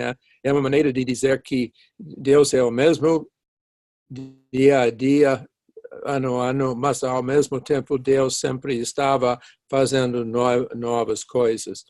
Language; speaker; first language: Portuguese; non-native, fluent; English